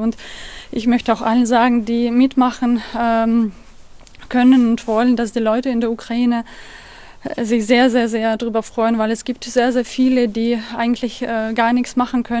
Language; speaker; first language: German; non-native, fluent; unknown